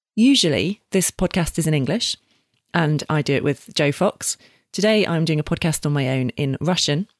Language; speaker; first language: English; native; English